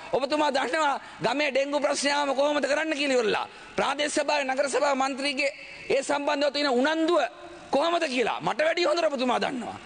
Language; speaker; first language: Sinhala; native; Sinhala